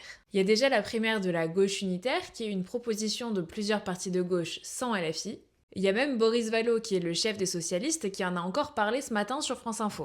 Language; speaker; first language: French; native; French